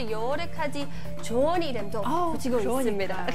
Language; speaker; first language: Korean; non-native, learner; English